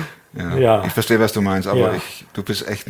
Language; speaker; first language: German; native; German